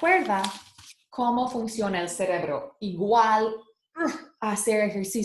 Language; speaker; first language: Spanish; early bilingual, heritage; Spanish